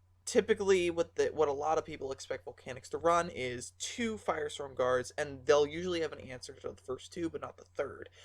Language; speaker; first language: English; native; English